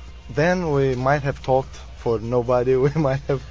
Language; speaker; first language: English; non-native, fluent; Romanian